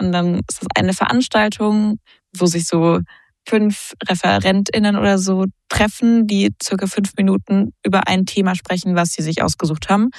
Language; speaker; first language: German; native; German